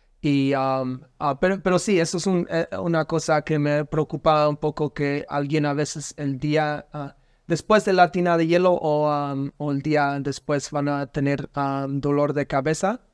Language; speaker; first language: Spanish; non-native, learner; English